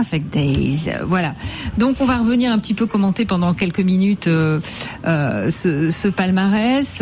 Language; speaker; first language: French; native; French